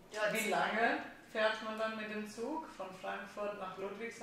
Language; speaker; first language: German; non-native, fluent; Italian